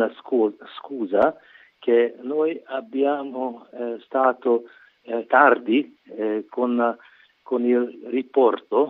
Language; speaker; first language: Italian; non-native, learner; Hungarian